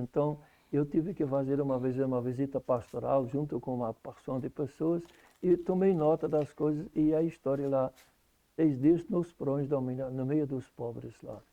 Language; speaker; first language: Portuguese; non-native, fluent; Dutch